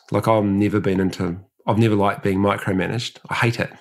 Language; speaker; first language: English; early bilingual, other home language; Samoan